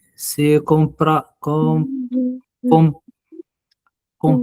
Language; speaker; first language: Spanish; non-native, learner; Arabic